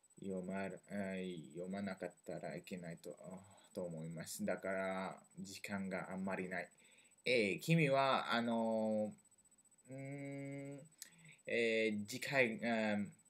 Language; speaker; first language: Japanese; non-native, learner; French